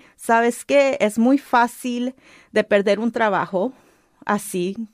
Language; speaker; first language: Spanish; early bilingual, heritage; Spanish